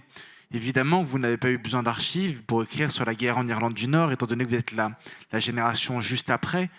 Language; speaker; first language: French; native; French